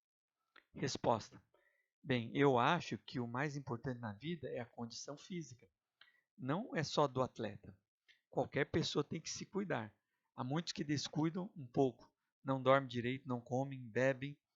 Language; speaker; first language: Portuguese; native; Portuguese